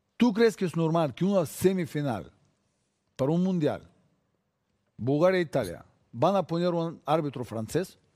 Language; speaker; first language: Spanish; non-native, fluent; Bulgarian